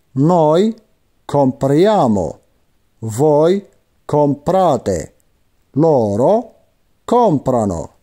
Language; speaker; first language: Italian; non-native, fluent; Arabic